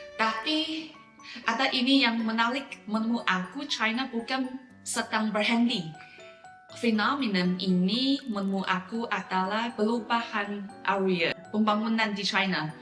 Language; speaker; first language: Indonesian; non-native, fluent; Chinese